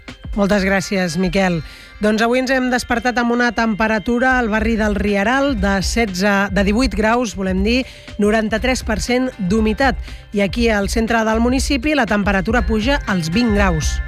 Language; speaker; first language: Catalan; native; Catalan